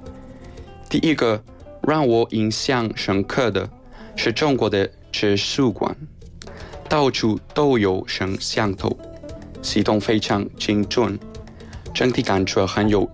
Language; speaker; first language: Chinese; non-native, fluent; Spanish